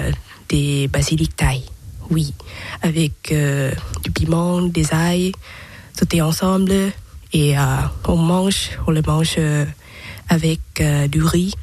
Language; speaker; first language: French; non-native, learner; Thai